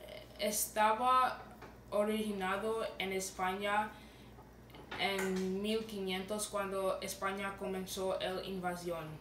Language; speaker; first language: Spanish; non-native, learner; English